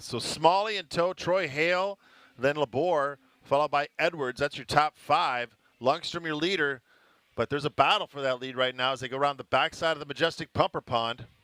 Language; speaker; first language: English; native; English